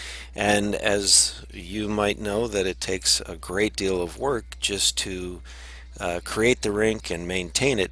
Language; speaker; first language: English; native; English